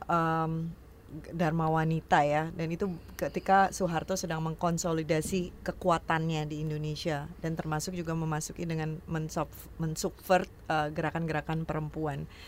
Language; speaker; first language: Indonesian; native; Indonesian